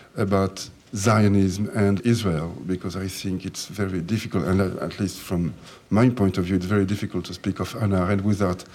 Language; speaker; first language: English; non-native, fluent; French